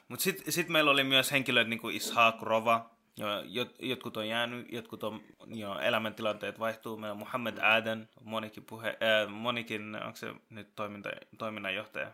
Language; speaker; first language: Finnish; early bilingual, other home language; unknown